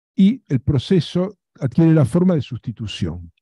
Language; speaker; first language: Spanish; native; Spanish